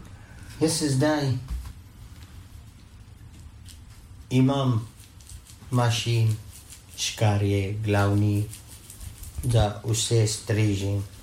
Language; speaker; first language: Slovenian; non-native, learner; Arabic